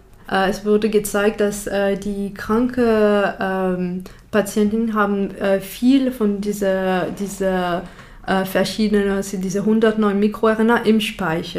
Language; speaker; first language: German; non-native, fluent; French